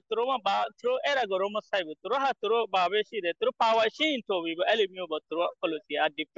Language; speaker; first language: Burmese; non-native, local second language; Rohingya